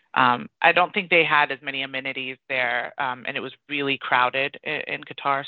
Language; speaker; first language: English; early bilingual, other home language; Persian